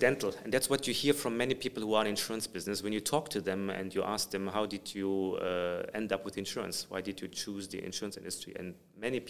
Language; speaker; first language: English; non-native, fluent; German